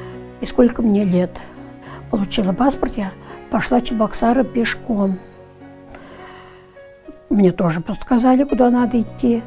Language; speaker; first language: Russian; non-native, local second language; Chuvash